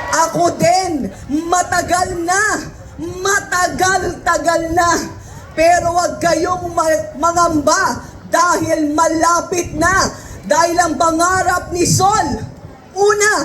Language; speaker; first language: Filipino; native; Filipino